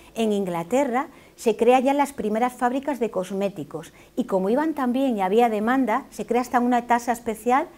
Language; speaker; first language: Spanish; native; Spanish